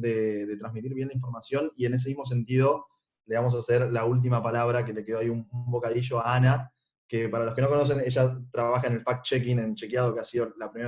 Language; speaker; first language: Spanish; native; Spanish